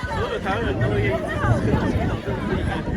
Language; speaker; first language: Chinese; native; Chinese